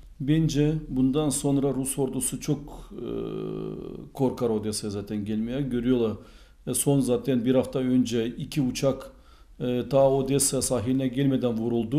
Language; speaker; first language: Turkish; non-native, fluent; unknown